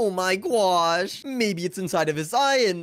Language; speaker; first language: English; native; English